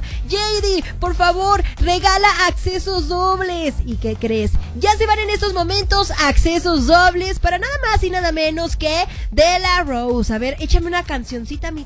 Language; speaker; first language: Spanish; native; Spanish